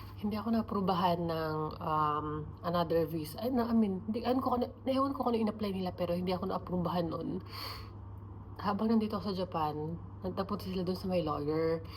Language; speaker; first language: Filipino; native; Filipino